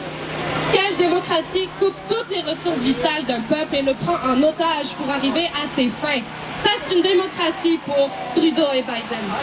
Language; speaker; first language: French; native; French